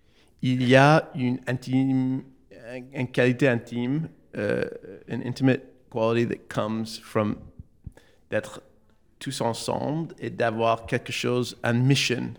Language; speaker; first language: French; non-native, learner; English